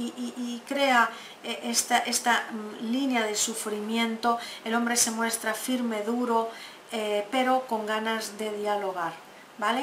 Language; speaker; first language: Spanish; native; Spanish